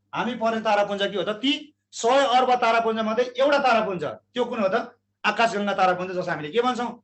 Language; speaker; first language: Nepali; native; Nepali